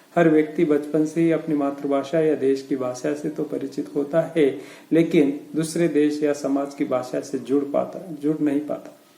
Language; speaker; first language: Hindi; non-native, local second language; Marathi